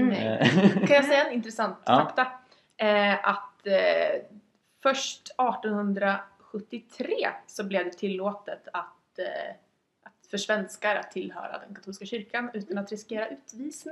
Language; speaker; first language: Swedish; native; Swedish